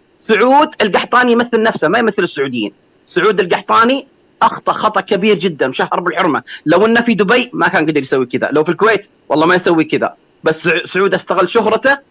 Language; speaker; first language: Arabic; native; Arabic